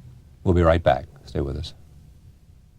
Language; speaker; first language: English; native; English